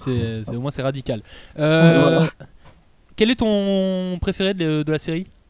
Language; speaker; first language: French; native; French